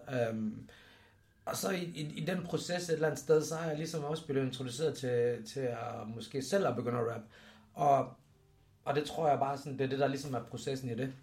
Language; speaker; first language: Danish; native; Danish